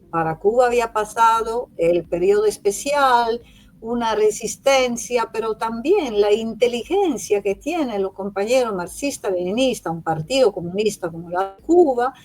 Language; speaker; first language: Spanish; non-native, fluent; Italian